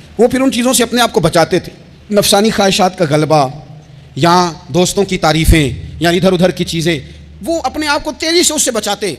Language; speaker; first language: Urdu; non-native, local second language; Punjabi